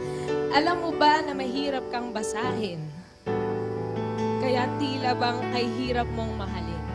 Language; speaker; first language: Filipino; native; Filipino